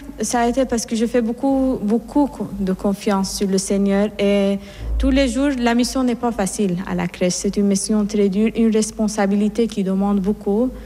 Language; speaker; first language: French; non-native, fluent; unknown